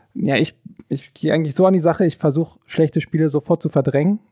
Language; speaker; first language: German; native; German